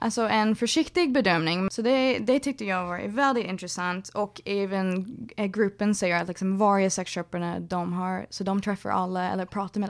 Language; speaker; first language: Swedish; non-native, fluent; English